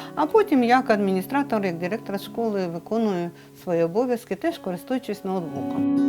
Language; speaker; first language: Ukrainian; native; Ukrainian